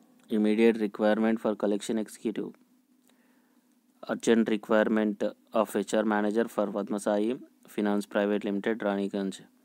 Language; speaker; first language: English; non-native, local second language; Telugu